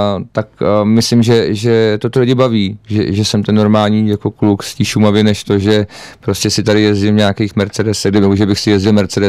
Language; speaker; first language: Czech; native; Czech